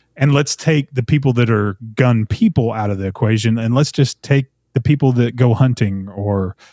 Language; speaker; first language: English; native; English